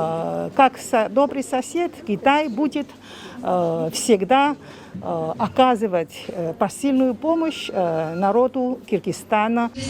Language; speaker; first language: Russian; non-native, fluent; Chinese